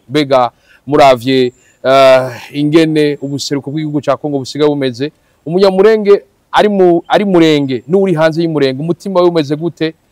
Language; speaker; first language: Rundi; native; Rundi